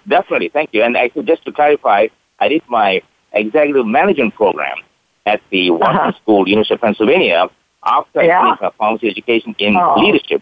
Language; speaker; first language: English; non-native, local second language; Tamil